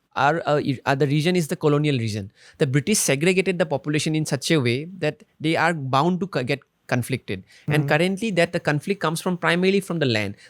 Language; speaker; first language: English; non-native, local second language; Assamese